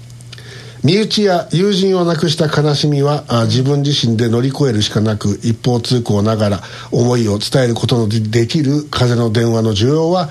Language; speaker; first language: Japanese; native; Japanese